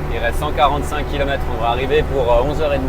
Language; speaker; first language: French; native; French